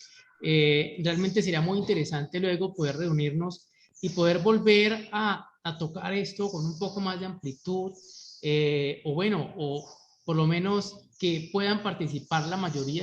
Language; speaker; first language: Spanish; native; Spanish